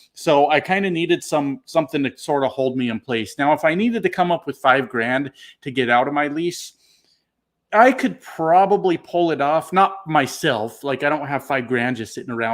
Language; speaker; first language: English; native; English